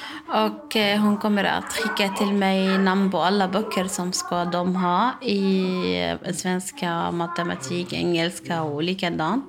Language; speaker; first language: Swedish; non-native, learner; Arabic